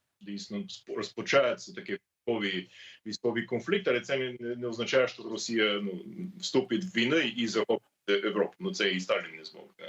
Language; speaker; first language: Ukrainian; non-native, learner; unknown